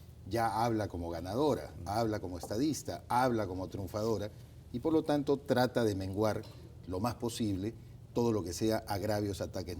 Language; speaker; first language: Spanish; native; Spanish